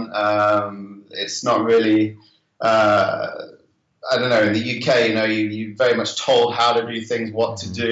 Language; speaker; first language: English; native; English